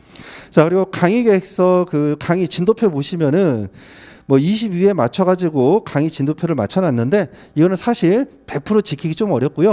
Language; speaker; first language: Korean; native; Korean